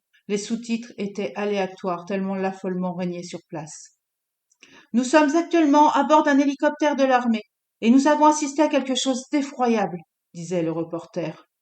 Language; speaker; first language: French; native; French